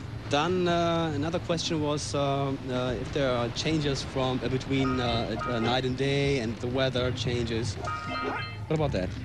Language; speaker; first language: English; non-native, fluent; German